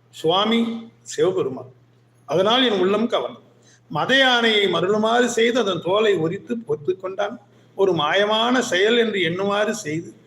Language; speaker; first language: Tamil; native; Tamil